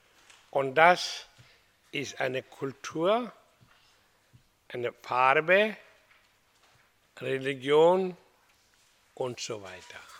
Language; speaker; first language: German; non-native, fluent; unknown